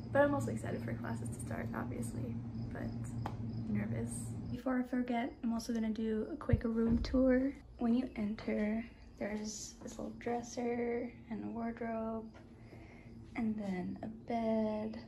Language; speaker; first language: English; native; English